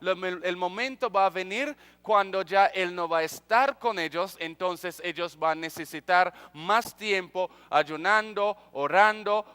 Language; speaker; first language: Spanish; non-native, fluent; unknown